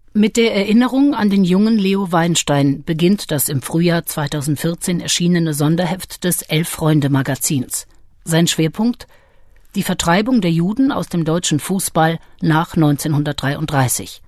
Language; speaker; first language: German; native; German